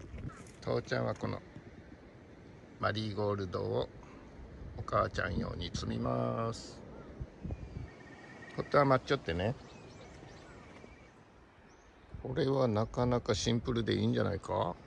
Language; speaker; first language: Japanese; native; Japanese